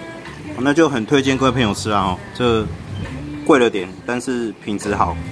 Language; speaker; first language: Chinese; native; Chinese